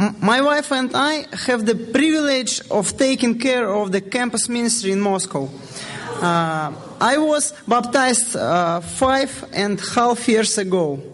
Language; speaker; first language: English; non-native, learner; Russian